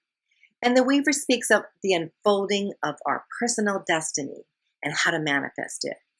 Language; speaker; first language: English; native; English